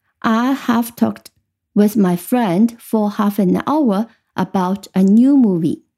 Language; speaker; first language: English; non-native, fluent; Chinese